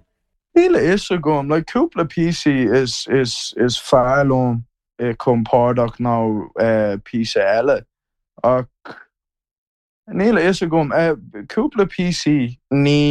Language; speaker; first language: Irish; non-native, learner; English